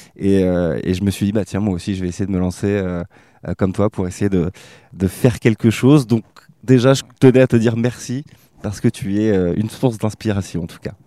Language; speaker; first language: French; native; French